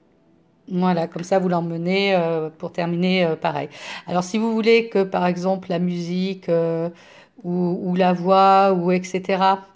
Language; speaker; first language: French; native; French